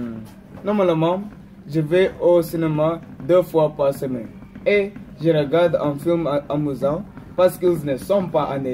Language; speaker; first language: French; non-native, learner; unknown